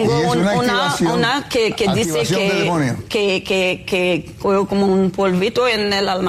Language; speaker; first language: Spanish; non-native, fluent; Haitian Creole